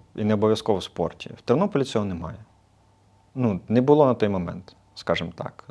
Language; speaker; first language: Ukrainian; native; Ukrainian